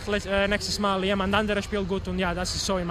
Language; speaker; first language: German; non-native, learner; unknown